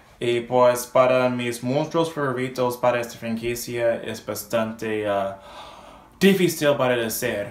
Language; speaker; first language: Spanish; non-native, learner; English